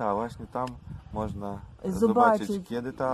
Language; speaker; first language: Polish; non-native, learner; Ukrainian